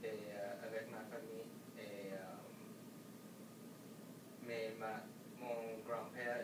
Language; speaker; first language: French; non-native, learner; English